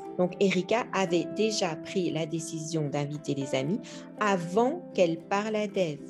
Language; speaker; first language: French; native; French